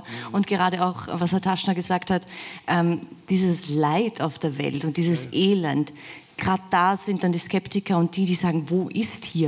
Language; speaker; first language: German; native; German